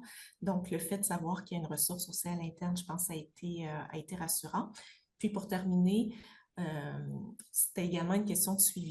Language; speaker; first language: French; native; French